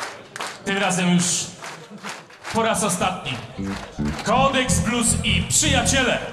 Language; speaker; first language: Polish; native; Polish